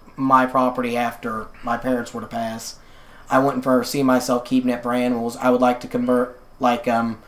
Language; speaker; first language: English; native; English